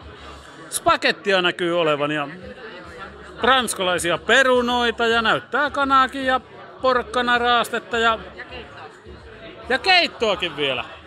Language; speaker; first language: Finnish; native; Finnish